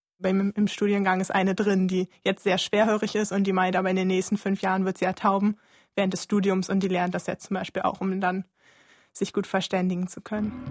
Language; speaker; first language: German; native; German